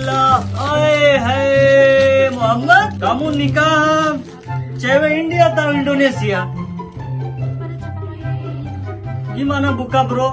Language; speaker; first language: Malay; non-native, learner; Urdu